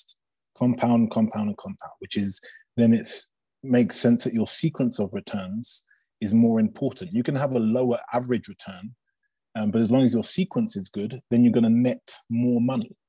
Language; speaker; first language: English; native; English